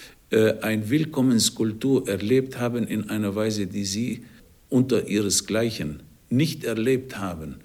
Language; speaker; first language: German; non-native, fluent; Arabic